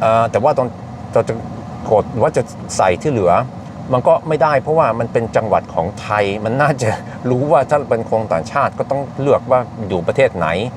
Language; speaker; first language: Thai; non-native, fluent; Norwegian